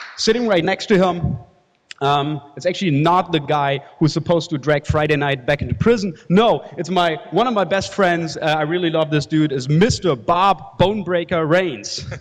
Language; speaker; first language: English; non-native, fluent; German